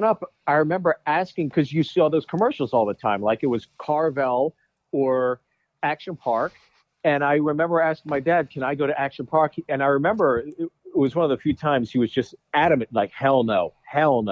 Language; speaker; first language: English; native; English